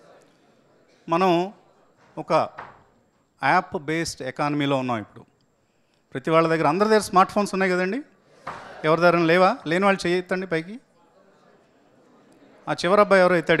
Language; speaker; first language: Telugu; native; Telugu